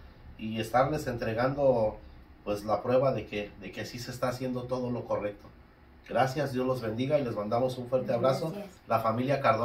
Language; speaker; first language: Spanish; native; Spanish